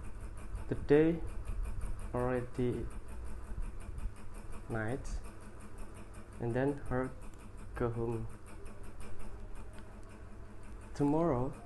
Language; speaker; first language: English; non-native, learner; Indonesian